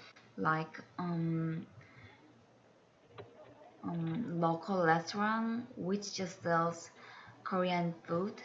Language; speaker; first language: English; non-native, learner; Korean